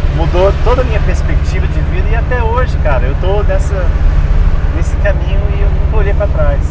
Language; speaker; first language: Portuguese; early bilingual, other home language; English